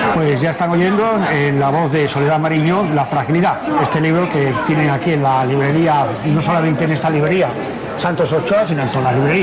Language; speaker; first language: Spanish; native; Spanish